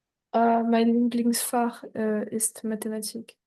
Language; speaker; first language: German; non-native, learner; French